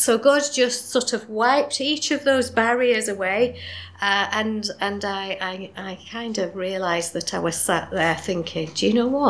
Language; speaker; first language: English; native; English